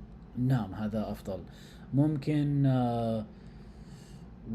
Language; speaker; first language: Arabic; non-native, learner; English